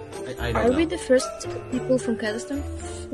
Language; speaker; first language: English; non-native, learner; Russian